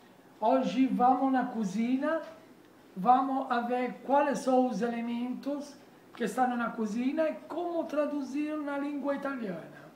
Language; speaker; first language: Portuguese; non-native, fluent; Italian